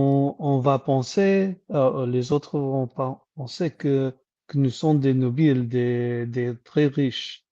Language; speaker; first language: French; non-native, learner; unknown